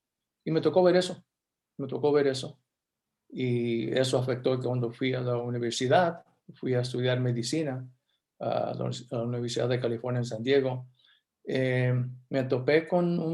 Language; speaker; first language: Spanish; early bilingual, heritage; Spanish